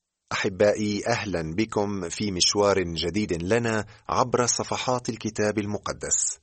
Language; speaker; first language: Arabic; native; Arabic